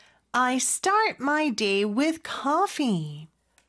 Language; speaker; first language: English; non-native, fluent; Korean